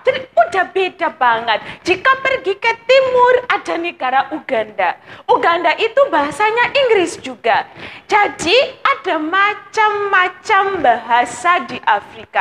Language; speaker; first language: Indonesian; non-native, fluent; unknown